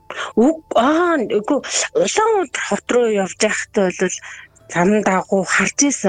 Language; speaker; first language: Mongolian; native; Mongolian